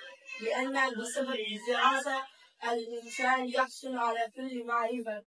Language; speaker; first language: Arabic; non-native, learner; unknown